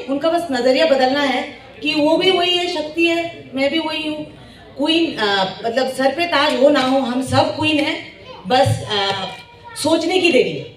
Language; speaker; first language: Hindi; non-native, local second language; Bangla